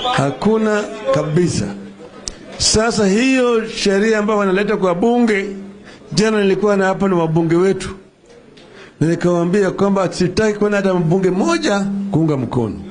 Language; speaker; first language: Swahili; non-native, local second language; Luo (Kenya and Tanzania)